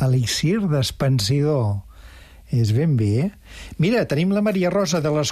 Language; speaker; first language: Catalan; native; Catalan